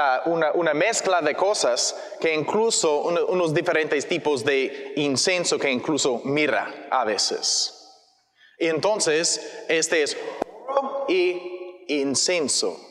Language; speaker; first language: Spanish; non-native, learner; English